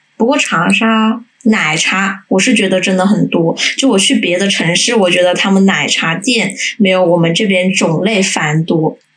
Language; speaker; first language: Chinese; native; Chinese